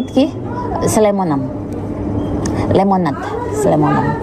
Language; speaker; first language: Russian; non-native, learner; Indonesian